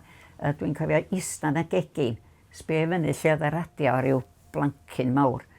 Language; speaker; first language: Welsh; native; Welsh